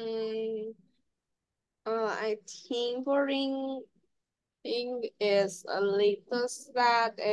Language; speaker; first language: English; non-native, learner; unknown